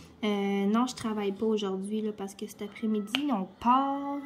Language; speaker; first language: French; native; French